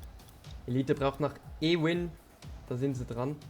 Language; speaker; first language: German; non-native, local second language; Luxembourgish